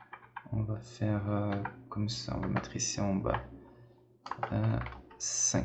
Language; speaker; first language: French; non-native, fluent; Portuguese